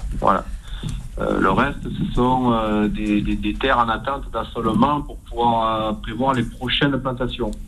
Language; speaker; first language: French; native; French